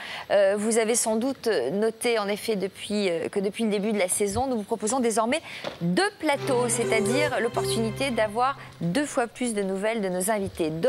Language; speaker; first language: French; native; French